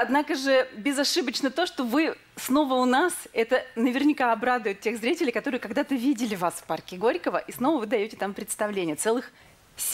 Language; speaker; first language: Russian; native; Russian